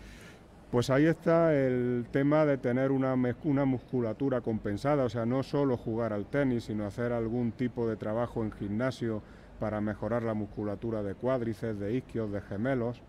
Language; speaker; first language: Spanish; native; Spanish